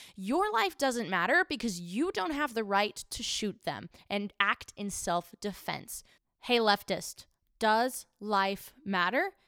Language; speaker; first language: English; native; English